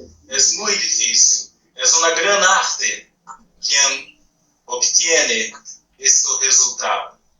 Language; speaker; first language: Spanish; non-native, learner; Portuguese